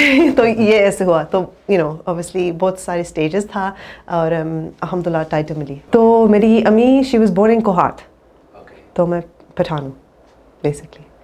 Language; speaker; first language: Hindi; early bilingual, heritage; English